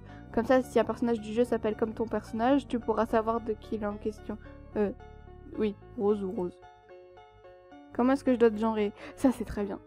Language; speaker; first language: French; native; French